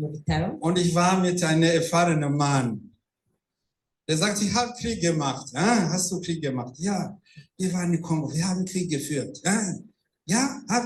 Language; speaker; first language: German; non-native, fluent; Rundi